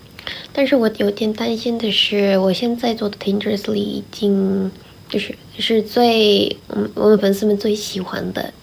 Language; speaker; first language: Chinese; non-native, learner; Korean